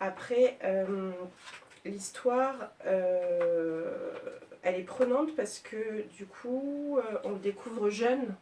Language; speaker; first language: French; native; French